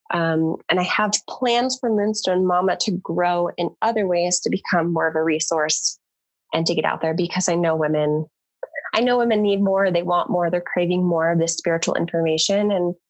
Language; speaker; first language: English; native; English